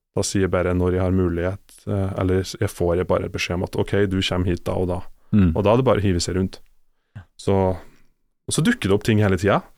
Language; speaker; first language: Norwegian; native; Norwegian